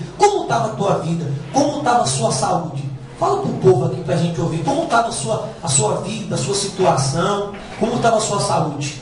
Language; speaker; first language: Portuguese; native; Portuguese